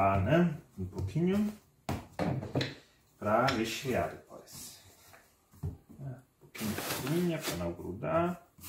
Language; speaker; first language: Portuguese; non-native, fluent; German